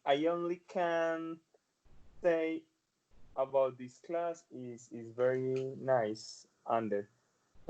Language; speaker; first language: English; non-native, learner; Spanish